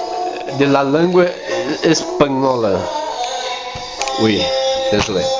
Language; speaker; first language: French; non-native, learner; Spanish